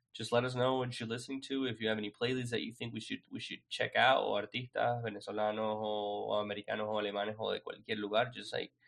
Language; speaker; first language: English; non-native, fluent; Spanish